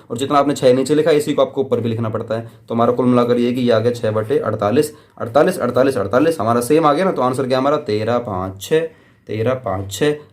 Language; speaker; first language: Hindi; native; Hindi